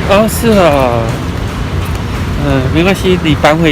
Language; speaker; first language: Chinese; native; Chinese